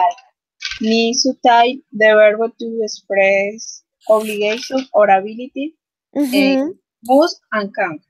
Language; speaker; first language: English; non-native, learner; Spanish